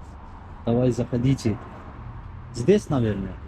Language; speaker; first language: Russian; non-native, fluent; Turkish